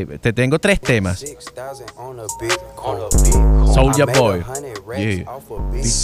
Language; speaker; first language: Spanish; native; Spanish